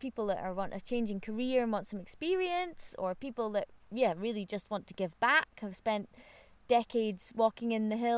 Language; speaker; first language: English; native; English